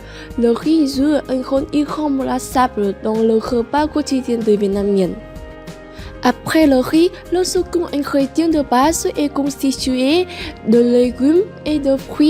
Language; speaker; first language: French; non-native, learner; Vietnamese